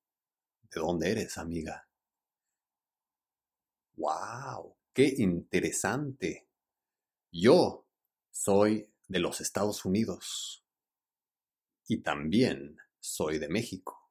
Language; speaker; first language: Spanish; early bilingual, heritage; Spanish